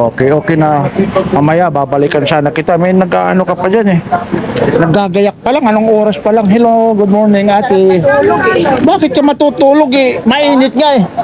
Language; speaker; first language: Filipino; non-native, local second language; Cebuano